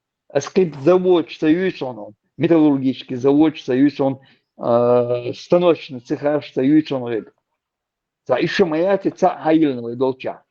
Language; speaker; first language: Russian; non-native, local second language; Chechen